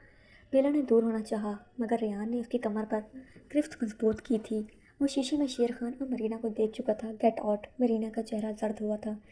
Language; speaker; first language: Urdu; native; Urdu